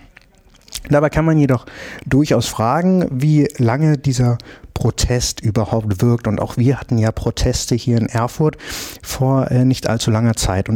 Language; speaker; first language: German; native; German